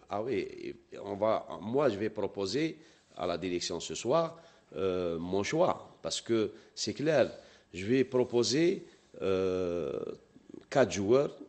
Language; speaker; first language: French; non-native, local second language; Arabic